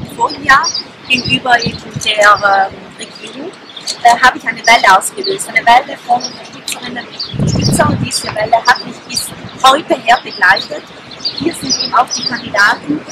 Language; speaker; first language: German; native; German